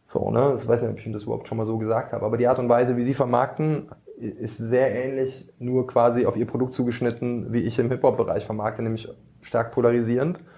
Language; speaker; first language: German; early bilingual, other home language; Bosnian